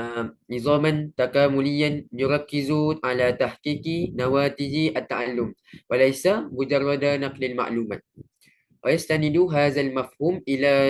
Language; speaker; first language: Arabic; non-native, learner; Malay